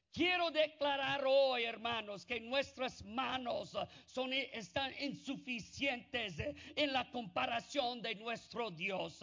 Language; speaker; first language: Spanish; non-native, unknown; English